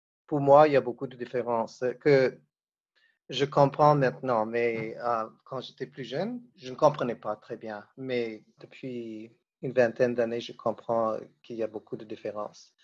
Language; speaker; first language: French; non-native, fluent; English